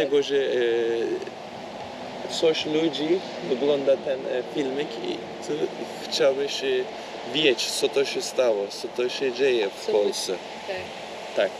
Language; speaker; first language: Polish; non-native, learner; Turkish